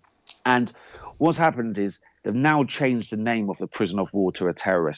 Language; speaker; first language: English; native; English